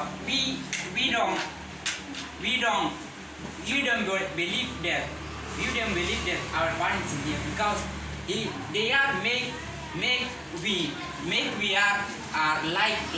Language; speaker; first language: English; non-native, learner; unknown